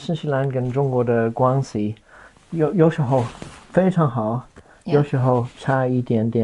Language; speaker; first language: Chinese; non-native, fluent; English